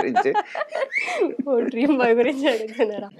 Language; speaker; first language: Telugu; non-native, local second language; Kannada